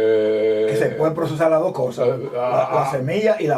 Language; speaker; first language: Spanish; native; Spanish